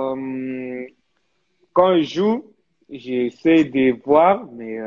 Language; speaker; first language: French; early bilingual, heritage; French